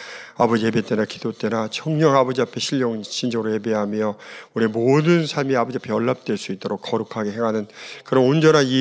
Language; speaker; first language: Korean; native; Korean